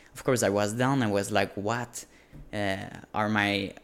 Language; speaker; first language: English; non-native, fluent; French